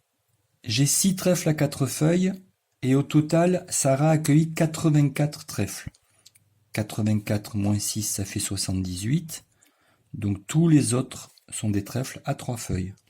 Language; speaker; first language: French; native; French